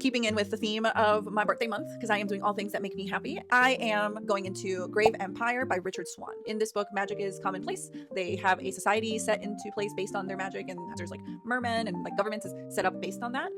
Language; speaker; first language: English; native; English